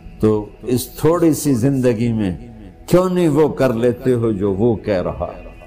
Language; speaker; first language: Urdu; non-native, local second language; Punjabi